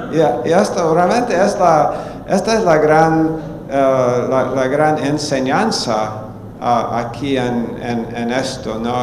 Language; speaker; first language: Spanish; non-native, fluent; English